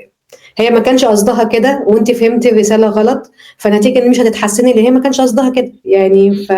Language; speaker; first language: Arabic; native; Arabic